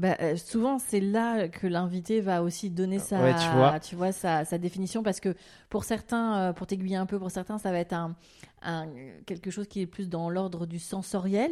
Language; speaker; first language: French; native; French